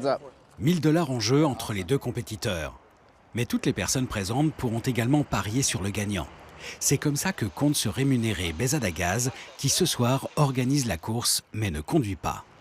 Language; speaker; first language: French; native; French